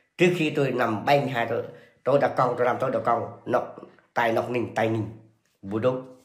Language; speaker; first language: Vietnamese; non-native, local second language; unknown